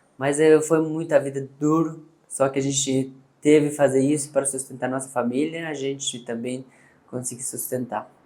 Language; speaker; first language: Portuguese; non-native, learner; Persian